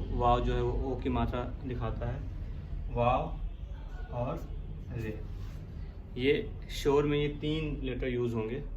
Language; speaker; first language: Hindi; native; Hindi